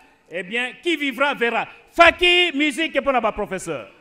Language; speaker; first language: French; non-native, local second language; Lingala